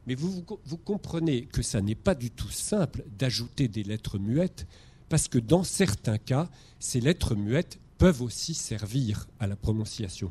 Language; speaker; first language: French; native; French